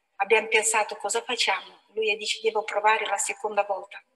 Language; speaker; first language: Italian; non-native, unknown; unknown